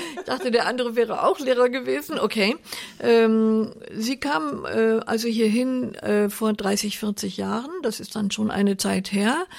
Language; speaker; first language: German; native; German